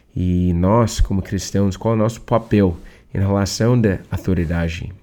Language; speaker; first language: Portuguese; non-native, learner; English